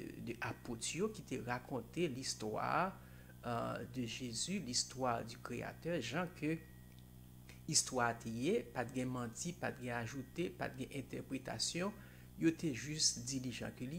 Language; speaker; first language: French; non-native, local second language; Haitian Creole